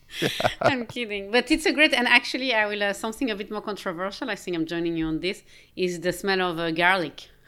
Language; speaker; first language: English; non-native, fluent; French